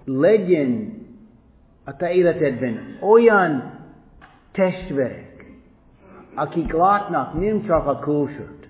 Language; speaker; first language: Hungarian; non-native, fluent; English